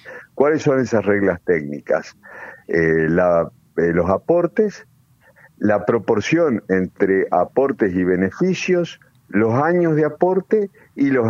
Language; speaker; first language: Spanish; native; Spanish